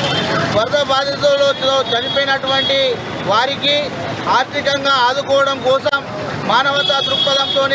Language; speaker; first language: Telugu; native; Telugu